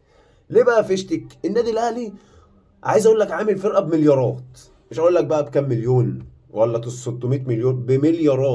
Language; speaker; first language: Arabic; native; Arabic